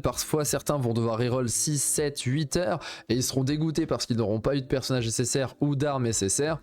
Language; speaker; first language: French; native; French